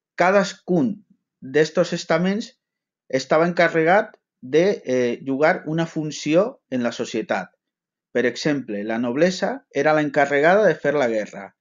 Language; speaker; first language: Catalan; non-native, local second language; Spanish